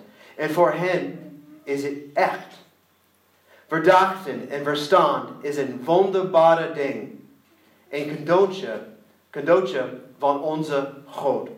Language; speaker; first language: Dutch; non-native, learner; English